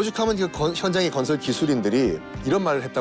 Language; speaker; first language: Korean; native; Korean